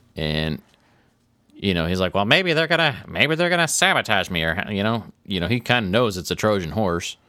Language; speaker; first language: English; native; English